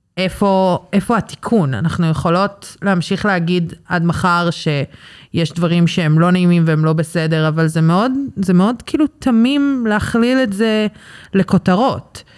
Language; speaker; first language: Hebrew; early bilingual, other home language; English